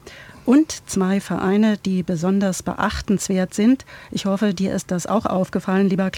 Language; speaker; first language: German; native; German